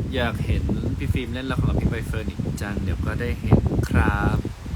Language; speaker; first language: Thai; native; Thai